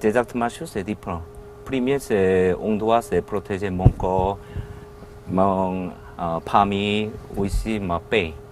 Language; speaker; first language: French; non-native, learner; Korean